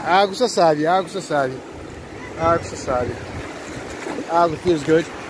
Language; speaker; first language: Portuguese; non-native, local second language; Kabuverdianu